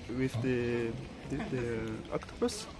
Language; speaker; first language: English; non-native, learner; Portuguese